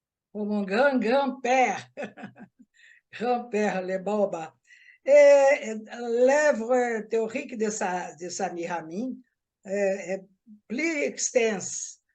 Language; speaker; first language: French; non-native, learner; Portuguese